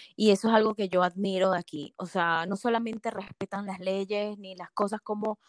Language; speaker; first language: Spanish; native; Spanish